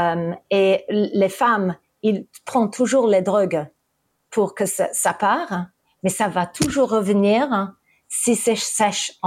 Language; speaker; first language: French; early bilingual, heritage; English